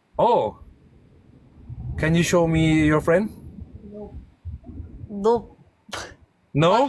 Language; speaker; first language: English; non-native, learner; Thai